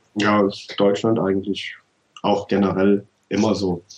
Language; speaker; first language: German; native; German